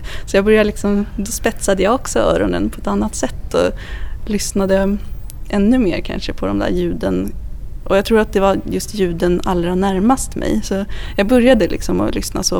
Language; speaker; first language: Swedish; native; Swedish